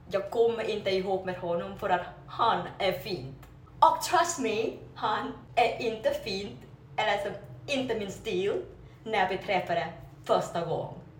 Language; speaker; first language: Swedish; non-native, learner; Vietnamese